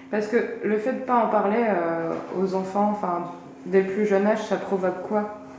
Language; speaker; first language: French; native; French